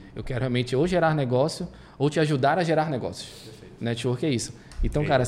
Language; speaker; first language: Portuguese; native; Portuguese